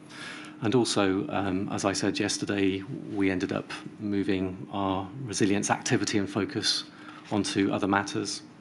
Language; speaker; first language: English; native; English